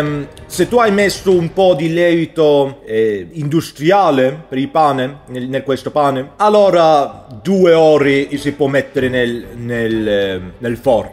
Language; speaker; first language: Italian; non-native, learner; Swedish